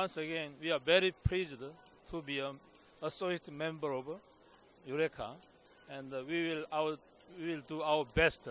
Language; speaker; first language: English; non-native, fluent; Korean